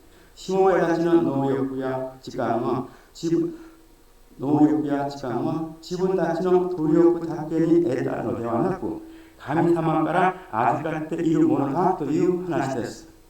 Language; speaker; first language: Japanese; non-native, fluent; Korean